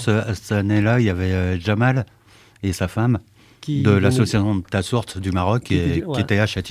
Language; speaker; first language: French; native; French